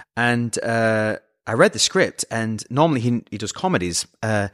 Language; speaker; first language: English; native; English